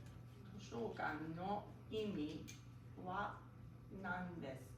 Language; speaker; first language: Japanese; non-native, fluent; English